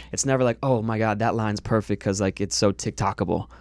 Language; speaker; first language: English; native; English